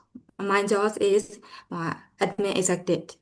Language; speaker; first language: English; non-native, learner; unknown